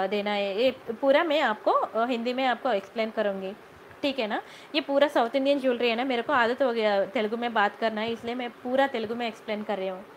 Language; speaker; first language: Hindi; non-native, local second language; Telugu